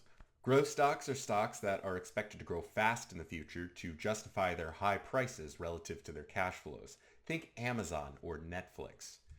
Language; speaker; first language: English; native; English